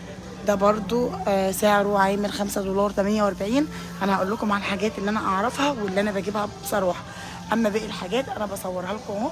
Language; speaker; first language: Arabic; native; Arabic